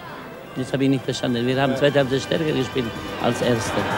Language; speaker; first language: German; non-native, fluent; Croatian